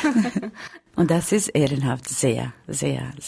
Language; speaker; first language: German; non-native, fluent; Romany